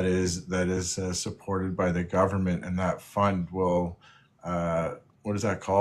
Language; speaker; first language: English; native; English